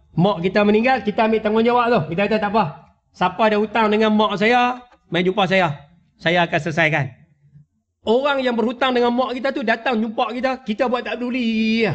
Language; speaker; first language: Malay; native; Malay